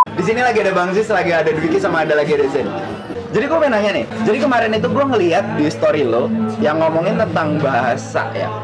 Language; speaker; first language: Indonesian; native; Indonesian